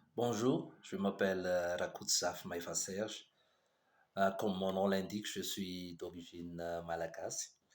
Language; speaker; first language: French; non-native, local second language; Malagasy